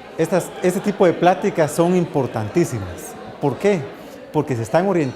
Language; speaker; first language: Spanish; native; Spanish